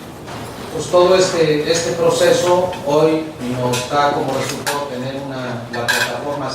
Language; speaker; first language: Spanish; native; Spanish